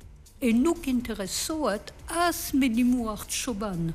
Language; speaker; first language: Albanian; non-native, learner; French